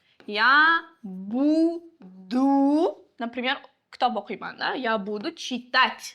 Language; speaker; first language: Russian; non-native, local second language; Uzbek